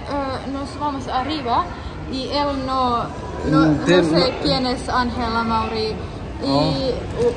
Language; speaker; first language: Spanish; non-native, learner; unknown